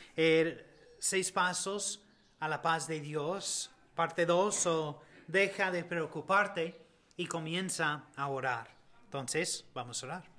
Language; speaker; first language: Spanish; non-native, learner; English